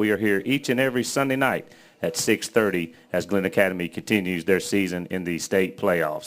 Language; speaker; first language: English; native; English